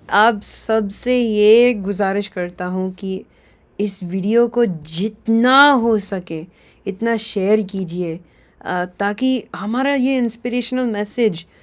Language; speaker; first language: Hindi; early bilingual, heritage; Gujarati